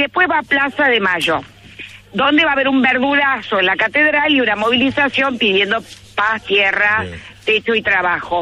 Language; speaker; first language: Spanish; native; Spanish